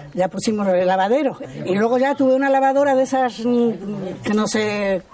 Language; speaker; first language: Spanish; native; Spanish